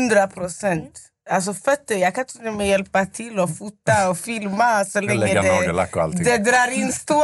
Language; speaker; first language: Swedish; non-native, local second language; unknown